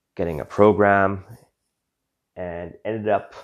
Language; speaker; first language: English; native; English